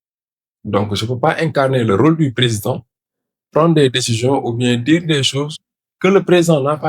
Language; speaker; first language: French; non-native, local second language; Wolof